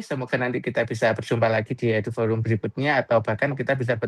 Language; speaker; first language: Indonesian; native; Indonesian